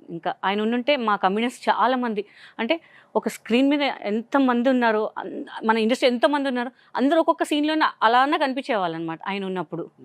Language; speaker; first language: Telugu; non-native, local second language; Hindi